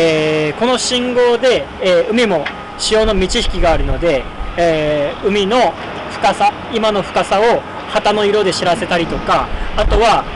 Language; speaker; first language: Japanese; native; Japanese